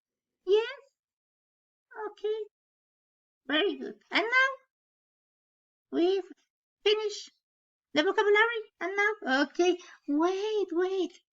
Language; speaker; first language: English; non-native, learner; Spanish